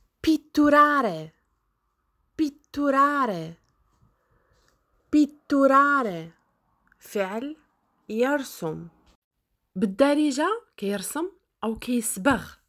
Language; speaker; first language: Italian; non-native, fluent; Arabic